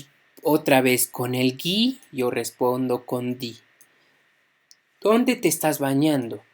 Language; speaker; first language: Spanish; non-native, local second language; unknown